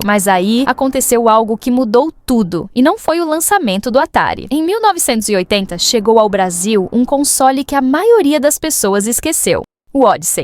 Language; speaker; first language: Portuguese; native; Portuguese